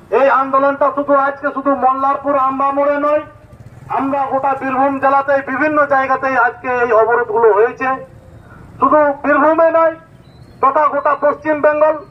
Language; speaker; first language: Bangla; non-native, local second language; Santali